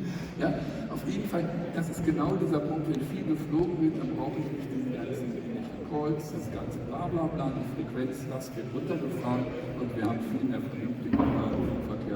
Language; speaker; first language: German; native; German